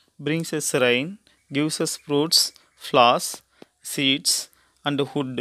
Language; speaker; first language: English; non-native, local second language; Tamil